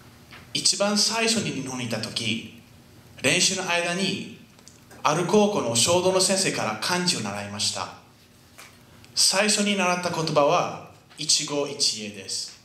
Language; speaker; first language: Japanese; non-native, fluent; French